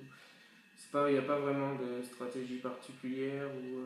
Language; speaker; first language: French; native; French